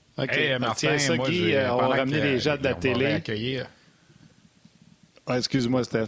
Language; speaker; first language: French; native; French